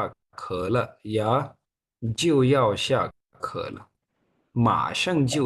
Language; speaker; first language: Chinese; non-native, fluent; Urdu